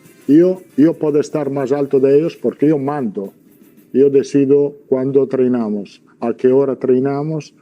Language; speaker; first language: Portuguese; non-native, learner; Italian